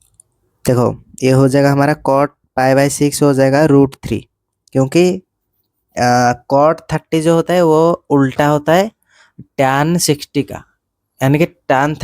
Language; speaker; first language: Hindi; native; Hindi